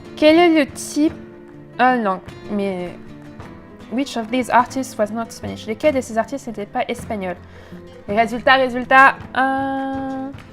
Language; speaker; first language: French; native; French